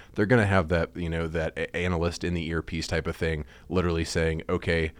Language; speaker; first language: English; native; English